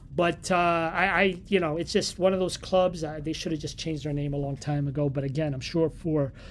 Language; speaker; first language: English; native; English